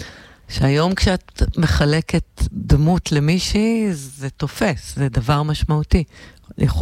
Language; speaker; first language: Hebrew; native; Hebrew